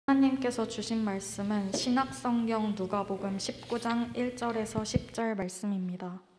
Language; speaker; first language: Korean; native; Korean